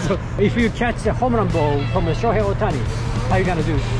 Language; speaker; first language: English; non-native, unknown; Japanese